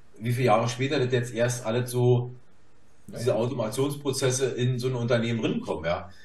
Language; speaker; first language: German; native; German